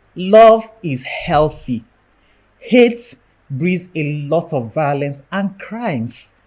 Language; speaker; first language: Nigerian Pidgin; non-native, local second language; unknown